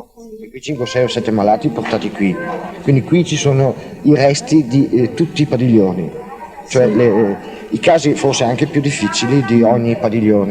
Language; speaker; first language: Italian; native; Italian